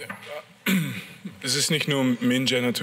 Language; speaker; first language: German; non-native, fluent; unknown